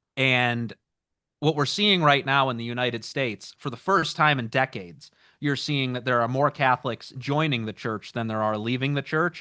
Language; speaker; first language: English; native; English